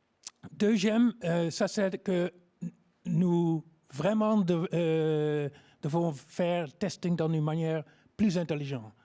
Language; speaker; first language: French; non-native, learner; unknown